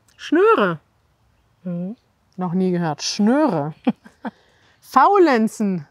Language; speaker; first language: German; native; German